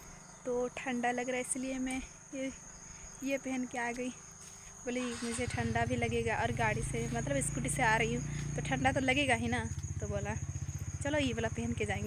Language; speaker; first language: Hindi; non-native, local second language; Santali